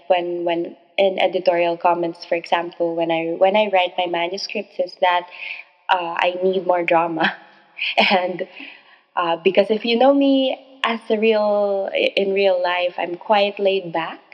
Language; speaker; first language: English; non-native, local second language; Filipino